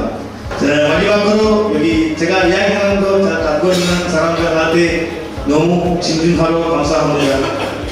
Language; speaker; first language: Korean; non-native, learner; Sinhala